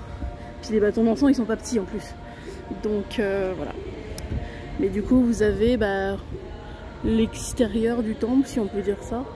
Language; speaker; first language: French; native; French